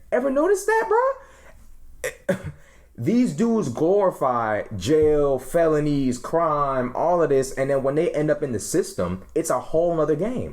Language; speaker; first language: English; native; English